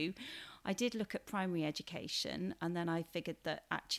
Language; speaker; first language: English; native; English